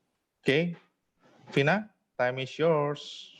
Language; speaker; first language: English; non-native, fluent; Indonesian